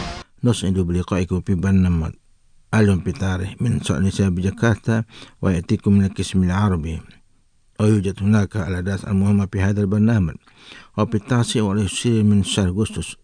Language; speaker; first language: Arabic; non-native, fluent; Indonesian